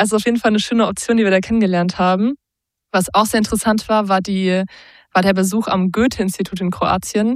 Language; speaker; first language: German; native; German